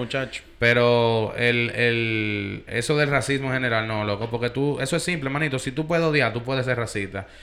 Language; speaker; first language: Spanish; early bilingual, heritage; Spanish